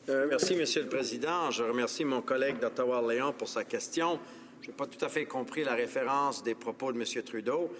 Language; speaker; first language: French; non-native, local second language; English